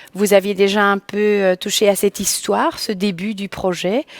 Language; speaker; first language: French; non-native, local second language; Dutch